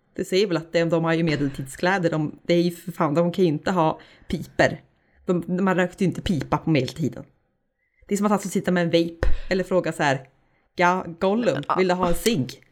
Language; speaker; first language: Swedish; native; Swedish